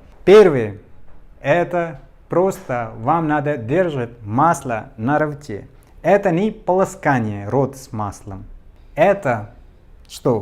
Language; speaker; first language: Russian; non-native, learner; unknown